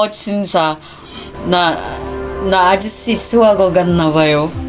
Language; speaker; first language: Korean; non-native, learner; Indonesian